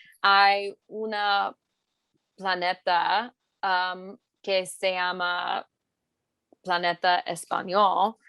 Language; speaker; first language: Spanish; non-native, learner; English